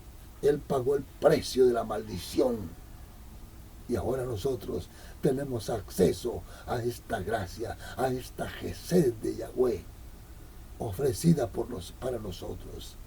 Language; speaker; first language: Spanish; native; Spanish